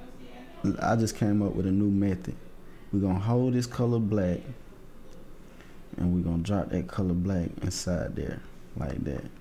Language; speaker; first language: English; native; English